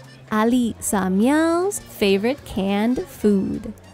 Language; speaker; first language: English; non-native, fluent; Chinese